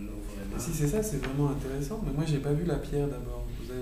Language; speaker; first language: French; native; French